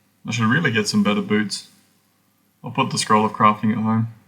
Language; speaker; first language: English; native; English